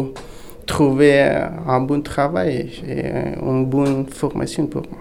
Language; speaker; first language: French; non-native, learner; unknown